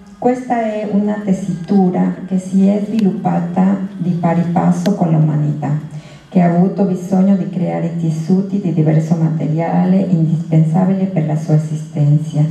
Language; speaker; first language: Italian; non-native, learner; Spanish